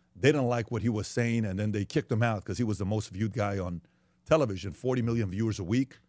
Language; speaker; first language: English; early bilingual, other home language; Persian